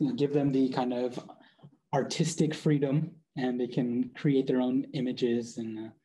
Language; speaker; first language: English; native; English